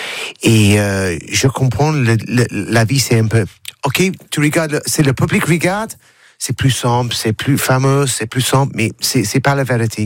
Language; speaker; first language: French; non-native, learner; English